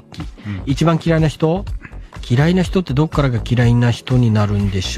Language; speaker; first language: Japanese; native; Japanese